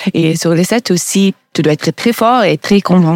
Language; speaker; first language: French; non-native, learner; Italian